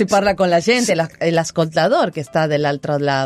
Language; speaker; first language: Italian; non-native, learner; Spanish